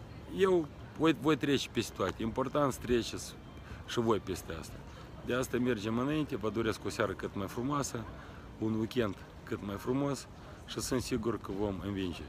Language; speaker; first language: Russian; native; Russian